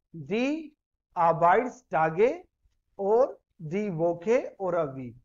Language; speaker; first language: German; non-native, fluent; Hindi